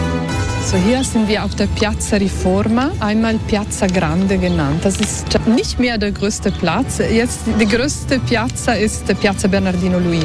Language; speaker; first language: German; non-native, local second language; Italian